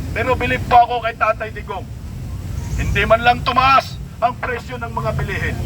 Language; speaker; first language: Filipino; non-native, local second language; Cebuano